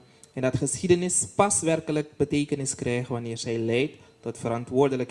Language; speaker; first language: Dutch; native; Dutch